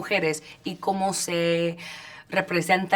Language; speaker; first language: Spanish; non-native, learner; English